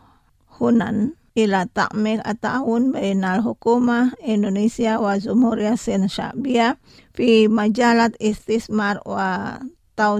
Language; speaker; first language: Arabic; non-native, fluent; Indonesian